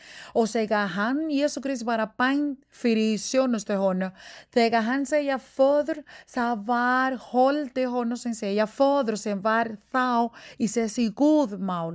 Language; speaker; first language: Icelandic; non-native, learner; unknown